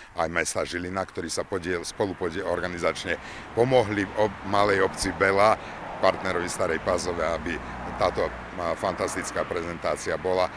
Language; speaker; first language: Slovak; native; Slovak